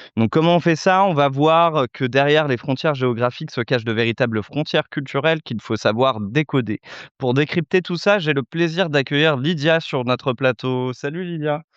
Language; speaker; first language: French; native; French